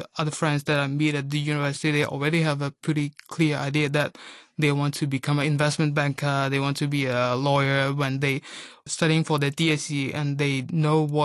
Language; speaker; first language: English; non-native, local second language; Urdu